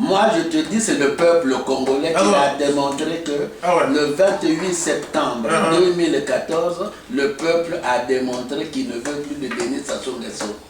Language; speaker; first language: French; non-native, local second language; Lingala